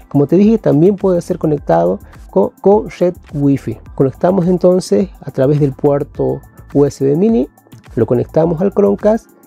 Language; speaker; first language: Spanish; native; Spanish